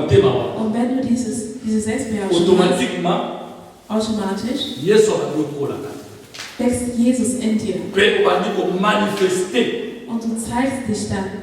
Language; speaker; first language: German; non-native, fluent; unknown